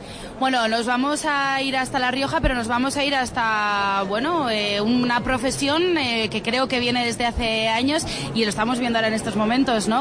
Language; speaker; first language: Spanish; native; Spanish